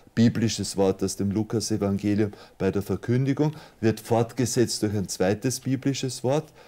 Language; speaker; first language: German; native; German